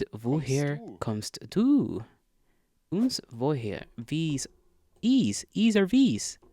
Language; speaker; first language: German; non-native, learner; English